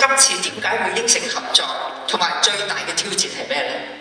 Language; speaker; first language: Cantonese; native; Cantonese